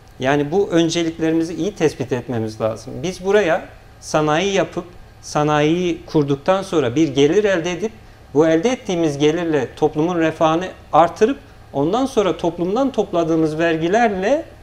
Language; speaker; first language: Turkish; native; Turkish